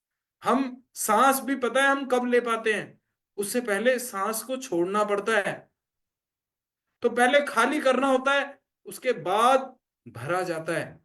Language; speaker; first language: Hindi; native; Hindi